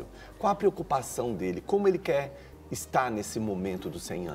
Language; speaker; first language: Portuguese; native; Portuguese